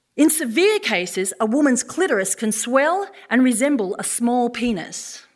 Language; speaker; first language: English; native; English